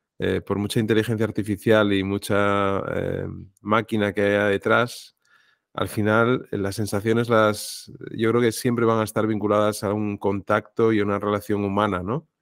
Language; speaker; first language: Spanish; native; Spanish